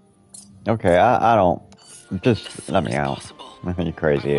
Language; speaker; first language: English; native; English